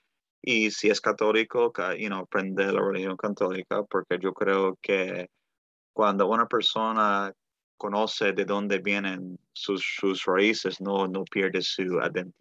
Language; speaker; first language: Spanish; early bilingual, heritage; Spanish